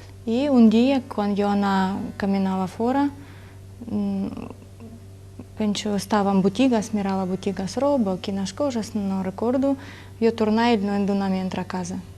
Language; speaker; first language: Catalan; non-native, learner; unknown